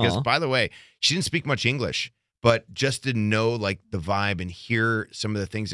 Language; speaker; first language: English; native; English